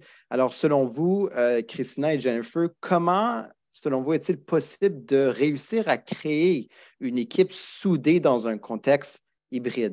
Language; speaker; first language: French; native; French